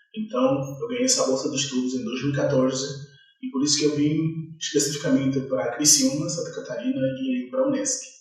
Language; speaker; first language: Portuguese; non-native, local second language; Kongo